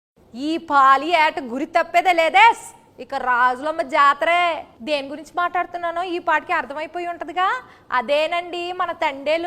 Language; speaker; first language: Telugu; native; Telugu